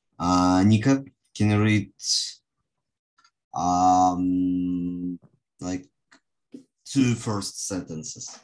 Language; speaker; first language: English; non-native, fluent; Russian